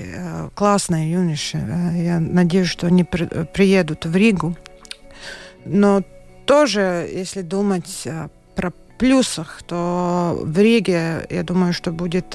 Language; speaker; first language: Russian; non-native, local second language; Latvian